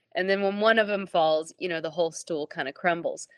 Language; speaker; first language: English; native; English